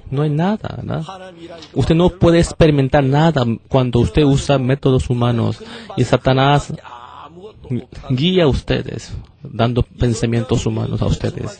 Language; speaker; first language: Spanish; non-native, fluent; Korean